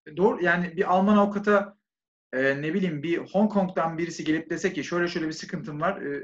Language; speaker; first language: Turkish; native; Turkish